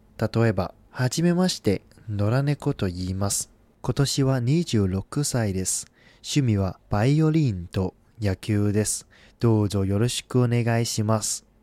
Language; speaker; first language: Japanese; non-native, fluent; Cantonese